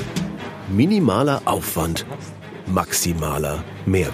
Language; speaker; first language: German; native; German